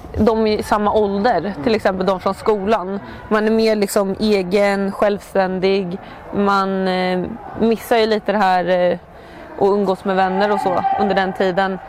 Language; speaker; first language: Swedish; native; Swedish